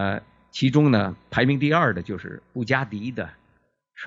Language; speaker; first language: Chinese; native; Chinese